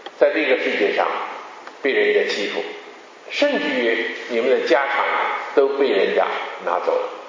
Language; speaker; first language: Chinese; non-native, local second language; Cantonese